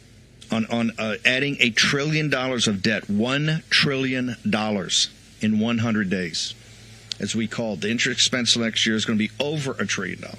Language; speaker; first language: English; native; English